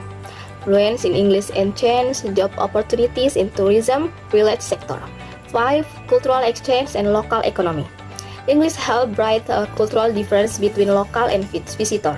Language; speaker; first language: English; non-native, learner; Indonesian